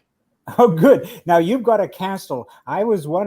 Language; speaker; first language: English; native; English